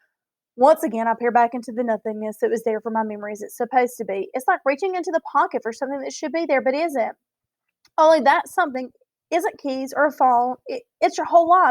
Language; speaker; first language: English; native; English